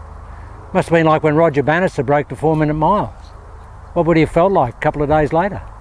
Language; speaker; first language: English; native; English